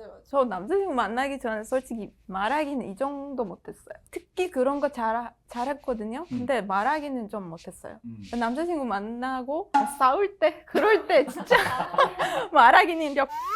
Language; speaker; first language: Korean; non-native, learner; Persian